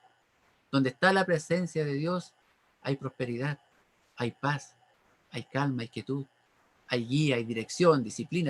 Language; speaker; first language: Spanish; native; Spanish